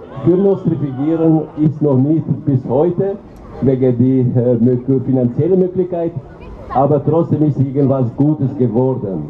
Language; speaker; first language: German; non-native, learner; Albanian